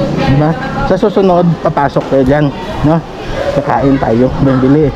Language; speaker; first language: Filipino; non-native, local second language; Hiligaynon